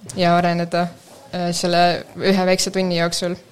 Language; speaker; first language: Estonian; native; Estonian